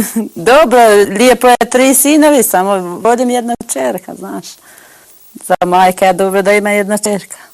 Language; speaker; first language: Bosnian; non-native, learner; Albanian